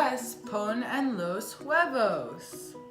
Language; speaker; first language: Spanish; non-native, learner; English